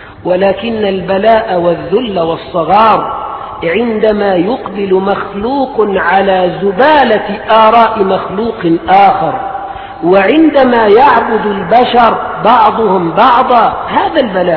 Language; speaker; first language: Arabic; native; Arabic